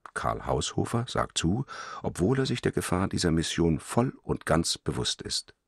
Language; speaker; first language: German; native; German